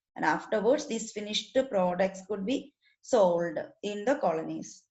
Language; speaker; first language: English; non-native, local second language; Malayalam